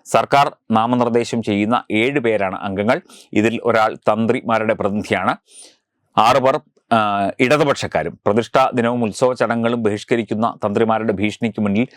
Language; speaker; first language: Malayalam; native; Malayalam